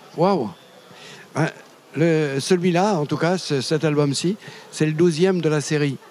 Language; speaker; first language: French; native; French